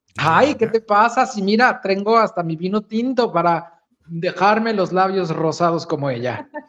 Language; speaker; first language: Spanish; native; Spanish